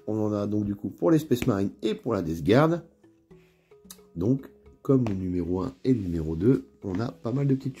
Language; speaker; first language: French; native; French